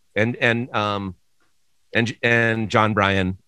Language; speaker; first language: English; native; English